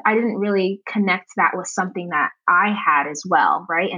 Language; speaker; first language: English; native; English